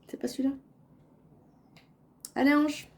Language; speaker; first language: French; native; French